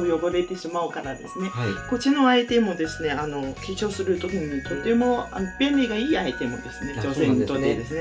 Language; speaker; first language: Japanese; non-native, fluent; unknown